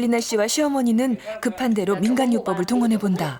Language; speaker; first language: Korean; native; Korean